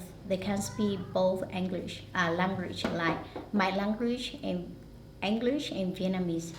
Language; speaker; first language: English; non-native, learner; Hmong